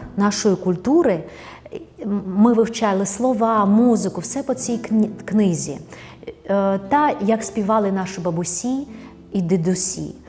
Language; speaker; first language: Ukrainian; non-native, fluent; Russian